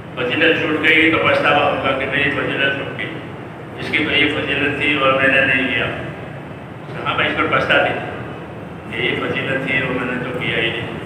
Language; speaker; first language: Urdu; non-native, local second language; Gujarati